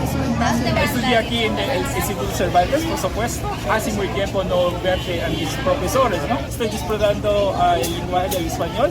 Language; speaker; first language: Spanish; non-native, learner; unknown